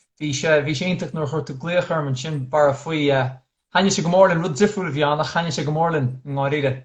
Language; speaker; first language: Irish; non-native, local second language; English